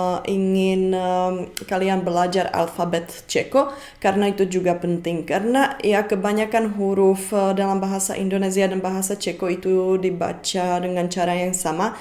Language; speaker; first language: Indonesian; non-native, fluent; Czech